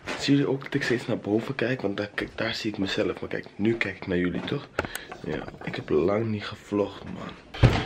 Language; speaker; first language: Dutch; early bilingual, other home language; Arabic